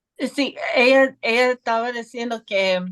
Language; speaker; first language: Spanish; non-native, learner; English